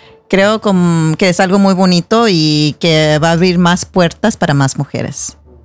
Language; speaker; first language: Spanish; non-native, learner; English